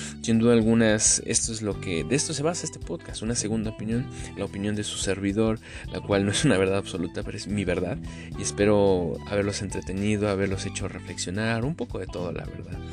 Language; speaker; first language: Spanish; native; Spanish